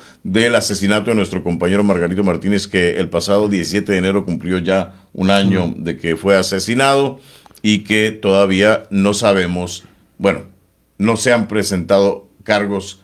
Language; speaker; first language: Spanish; native; Spanish